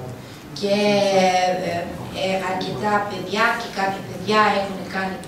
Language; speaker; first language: Greek; non-native, fluent; Serbian